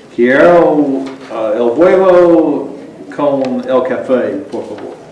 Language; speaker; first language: Spanish; non-native, learner; English